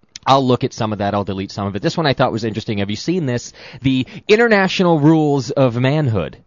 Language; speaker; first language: English; native; English